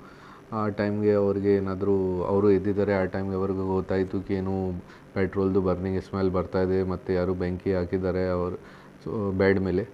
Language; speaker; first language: Kannada; non-native, local second language; Urdu